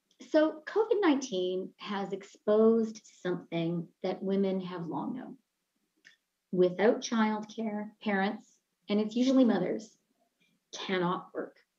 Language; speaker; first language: English; native; English